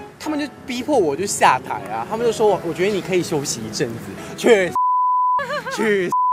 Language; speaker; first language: Chinese; early bilingual, other home language; Filipino